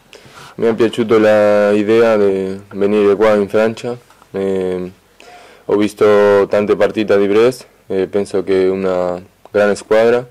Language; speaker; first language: Italian; non-native, fluent; Spanish